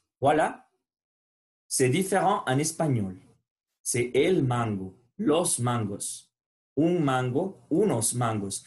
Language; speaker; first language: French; non-native, learner; Spanish